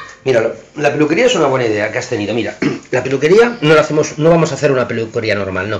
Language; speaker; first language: Spanish; native; Spanish